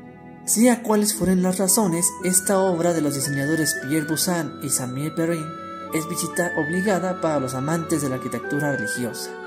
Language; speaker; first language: Spanish; native; Spanish